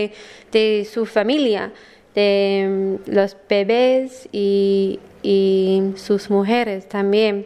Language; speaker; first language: Spanish; non-native, learner; English